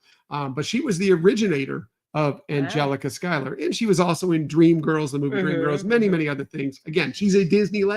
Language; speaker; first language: English; native; English